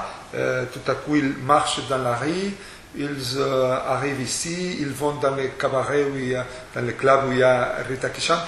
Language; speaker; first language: French; non-native, fluent; Spanish